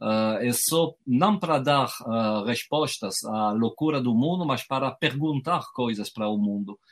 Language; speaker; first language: Portuguese; non-native, fluent; French